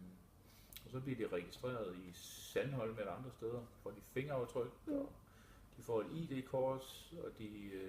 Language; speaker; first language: Danish; native; Danish